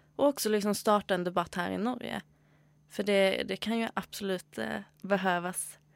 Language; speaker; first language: Swedish; native; Swedish